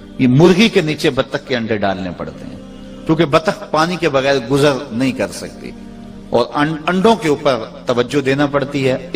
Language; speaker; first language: Urdu; non-native, local second language; Punjabi